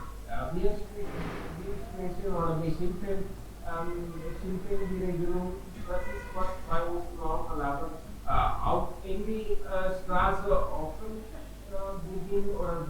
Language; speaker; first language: German; non-native, learner; Hindi